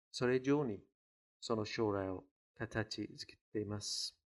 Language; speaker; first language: Japanese; non-native, fluent; English